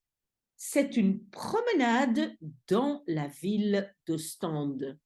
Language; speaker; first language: French; non-native, fluent; Dutch